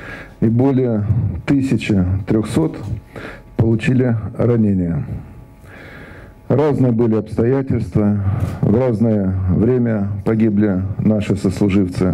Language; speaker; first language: Russian; native; Russian